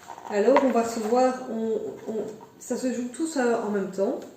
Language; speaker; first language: French; native; French